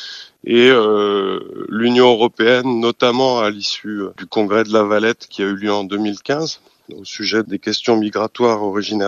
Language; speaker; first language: French; native; French